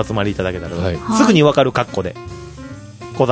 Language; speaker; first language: Japanese; native; Japanese